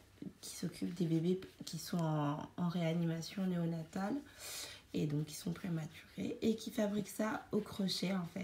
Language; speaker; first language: French; native; French